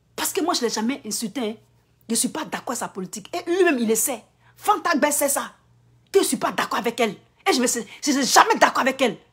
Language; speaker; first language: French; non-native, local second language; Akan